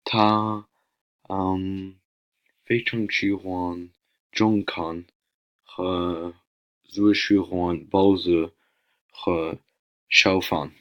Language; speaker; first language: Chinese; non-native, learner; English